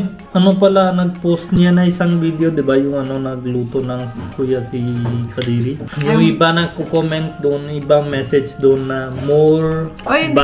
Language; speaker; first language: Filipino; non-native, learner; Punjabi